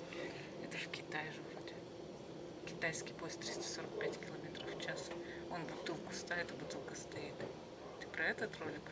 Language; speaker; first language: Russian; native; Russian